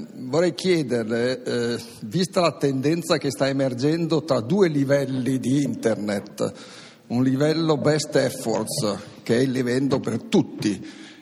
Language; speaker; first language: Italian; native; Italian